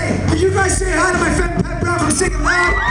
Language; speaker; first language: English; native; English